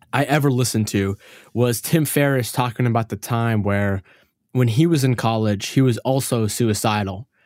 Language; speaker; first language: English; early bilingual, other home language; Arabic